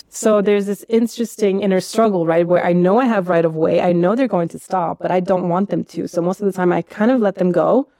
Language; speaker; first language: English; native; English